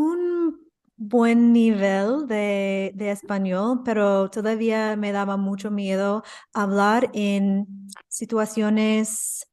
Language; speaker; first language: Spanish; non-native, fluent; English